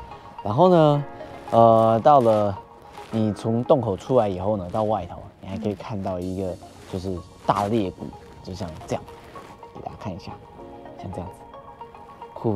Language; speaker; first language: Chinese; native; Chinese